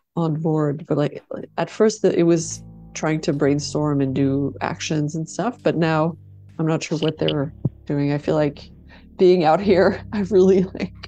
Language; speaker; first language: English; native; English